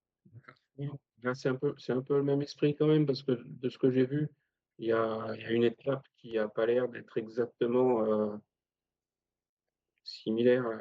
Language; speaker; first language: French; native; French